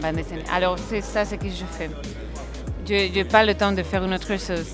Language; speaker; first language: French; non-native, learner; Spanish